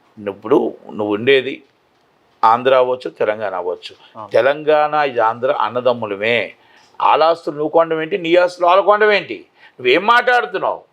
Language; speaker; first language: Telugu; native; Telugu